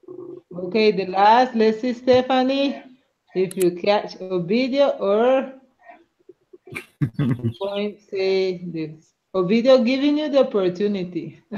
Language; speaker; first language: English; non-native, learner; Spanish